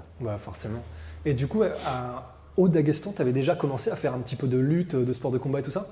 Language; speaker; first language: French; native; French